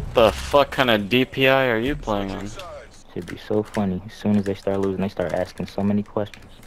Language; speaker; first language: English; native; English